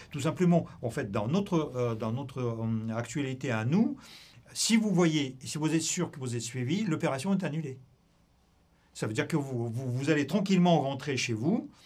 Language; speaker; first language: French; non-native, fluent; Russian